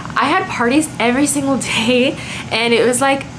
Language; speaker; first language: English; early bilingual, other home language; Spanish